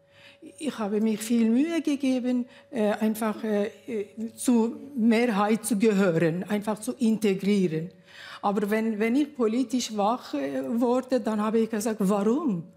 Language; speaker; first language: German; non-native, learner; Kurdish